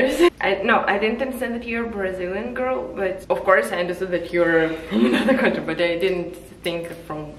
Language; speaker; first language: English; non-native, learner; Russian